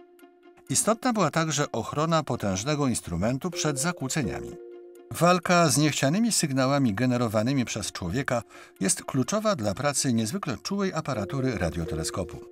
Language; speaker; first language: Polish; native; Polish